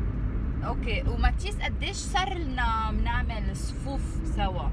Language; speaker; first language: Arabic; native; Arabic